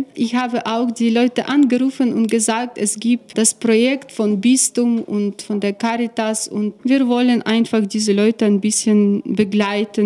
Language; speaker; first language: German; non-native, fluent; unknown